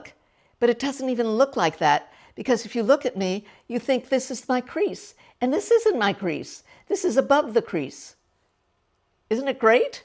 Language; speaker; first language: English; native; English